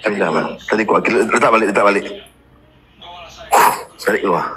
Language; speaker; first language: Malay; native; Malay